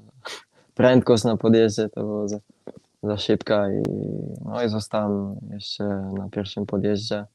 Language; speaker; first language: Polish; non-native, fluent; Italian